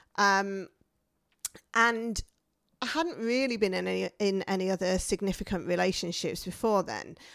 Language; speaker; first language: English; native; English